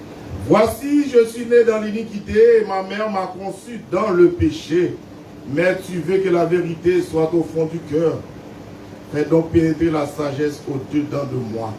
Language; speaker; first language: French; non-native, local second language; Haitian Creole